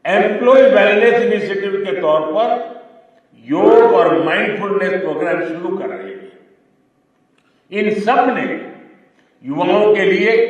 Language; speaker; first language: Hindi; non-native, local second language; Gujarati